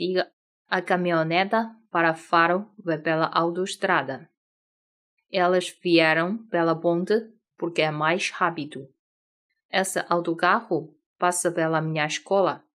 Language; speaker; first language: Portuguese; non-native, fluent; Chinese